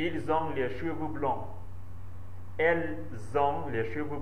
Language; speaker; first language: French; non-native, learner; Central Kurdish